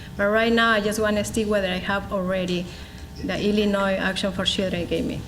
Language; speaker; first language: English; non-native, learner; Spanish